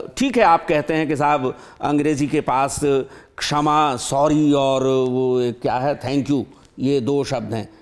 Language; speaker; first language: Hindi; native; Hindi